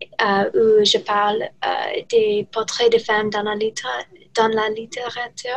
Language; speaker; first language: French; non-native, learner; English